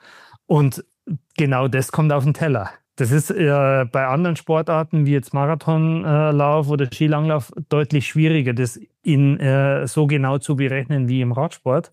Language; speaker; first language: German; native; German